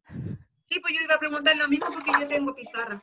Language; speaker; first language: Spanish; native; Spanish